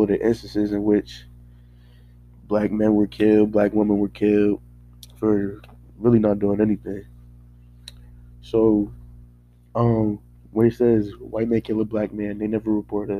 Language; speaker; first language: English; native; English